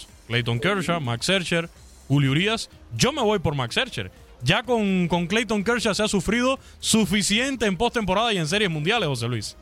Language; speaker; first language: Spanish; native; Spanish